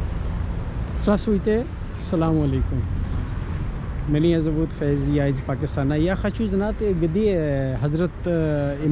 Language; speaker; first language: Russian; non-native, learner; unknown